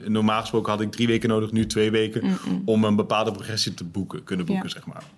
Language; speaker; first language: Dutch; native; Dutch